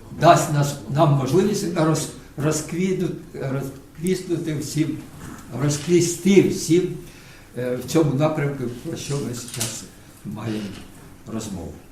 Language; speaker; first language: Ukrainian; non-native, local second language; Russian